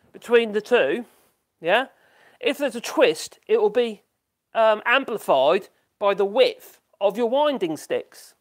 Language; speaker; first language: English; native; English